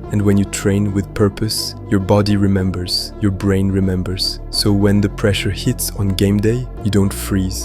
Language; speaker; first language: English; native; English